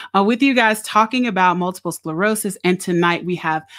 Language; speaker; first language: English; native; English